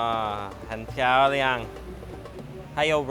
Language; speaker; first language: Chinese; non-native, learner; English